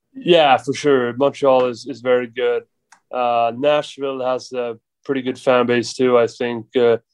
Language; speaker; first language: English; non-native, fluent; Swedish